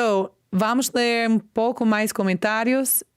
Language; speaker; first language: Portuguese; non-native, learner; English